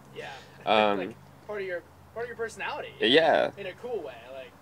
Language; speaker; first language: English; native; English